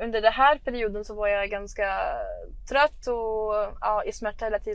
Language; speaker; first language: Swedish; early bilingual, other home language; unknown